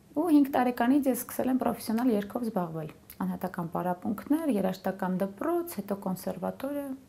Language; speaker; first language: Armenian; early bilingual, heritage; Armenian